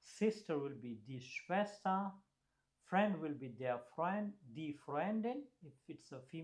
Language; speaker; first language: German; non-native, fluent; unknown